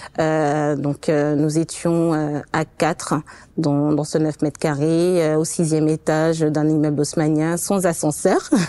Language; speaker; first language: French; non-native, fluent; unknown